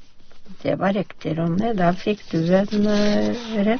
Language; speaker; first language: Norwegian; native; Norwegian